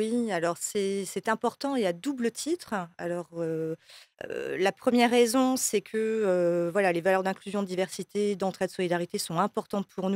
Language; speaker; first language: French; native; French